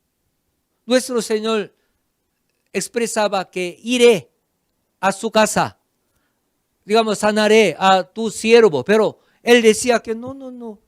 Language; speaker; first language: Spanish; non-native, fluent; Korean